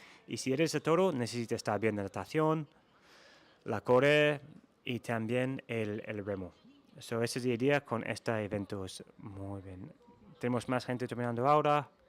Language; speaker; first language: Spanish; non-native, learner; English